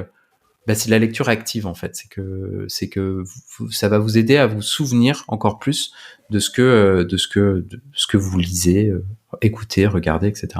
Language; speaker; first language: French; native; French